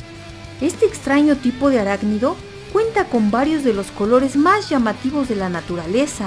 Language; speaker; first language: Spanish; native; Spanish